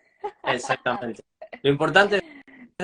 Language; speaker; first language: Spanish; native; Spanish